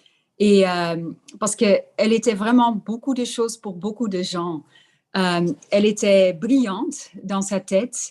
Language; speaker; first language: French; non-native, fluent; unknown